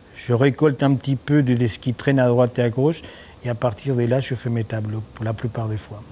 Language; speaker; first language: French; non-native, fluent; Spanish